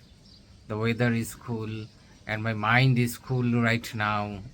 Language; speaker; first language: English; non-native, learner; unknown